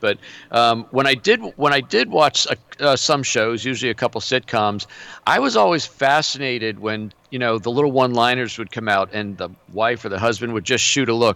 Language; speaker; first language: English; native; English